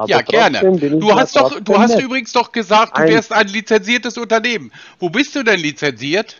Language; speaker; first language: German; native; German